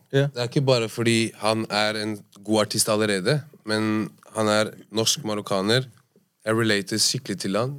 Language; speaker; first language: Norwegian; early bilingual, other home language; Arabic